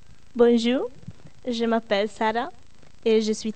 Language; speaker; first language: French; non-native, learner; Italian